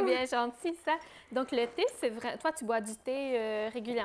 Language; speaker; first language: French; native; French